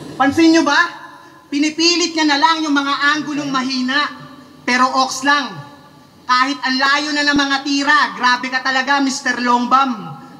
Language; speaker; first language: Filipino; native; Filipino